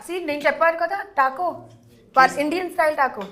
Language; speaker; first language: Telugu; non-native, learner; Hindi